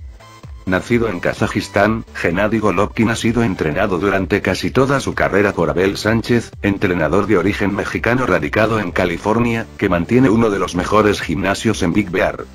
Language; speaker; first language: Spanish; native; Spanish